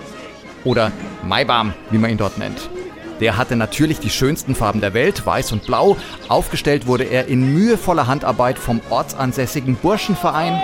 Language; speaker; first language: German; native; German